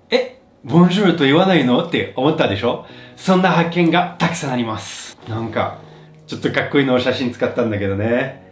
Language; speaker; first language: Japanese; non-native, fluent; French